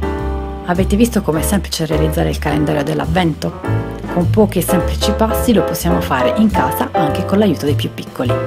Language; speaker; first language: Italian; native; Italian